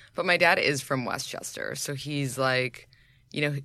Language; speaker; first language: English; native; English